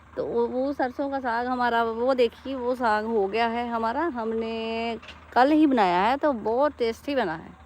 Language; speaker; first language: Hindi; non-native, local second language; Punjabi